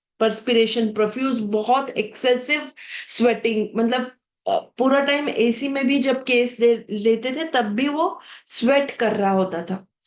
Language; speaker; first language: Hindi; non-native, local second language; Marathi